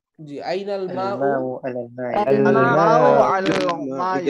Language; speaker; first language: Arabic; non-native, fluent; Bangla